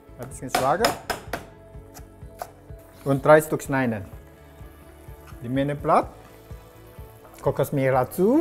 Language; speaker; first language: German; non-native, learner; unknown